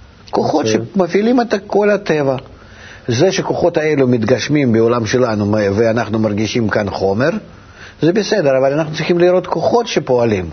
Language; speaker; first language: Hebrew; non-native, fluent; Russian